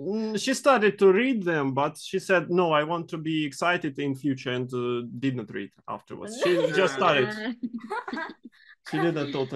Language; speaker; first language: English; non-native, fluent; Russian